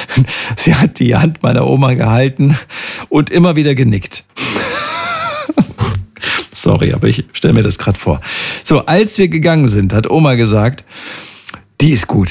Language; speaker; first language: German; native; German